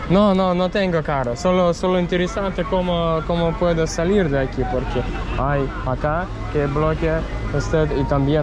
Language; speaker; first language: Spanish; non-native, learner; Russian